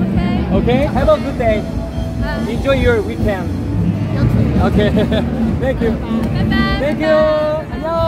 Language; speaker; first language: English; non-native, learner; Korean